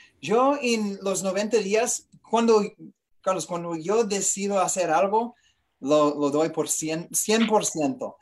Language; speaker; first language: Spanish; non-native, learner; English